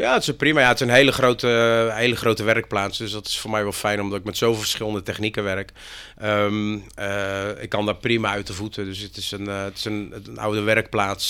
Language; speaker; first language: Dutch; native; Dutch